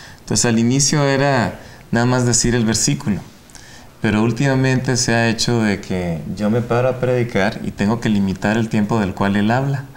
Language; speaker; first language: Spanish; native; Spanish